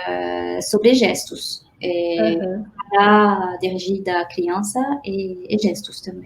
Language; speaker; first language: Portuguese; non-native, fluent; French